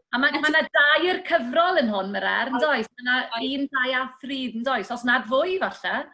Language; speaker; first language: Welsh; native; Welsh